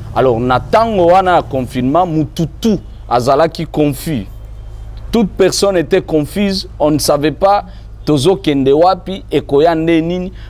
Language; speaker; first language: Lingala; non-native, local second language; Swahili